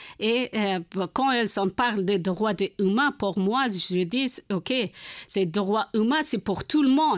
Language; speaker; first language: French; non-native, learner; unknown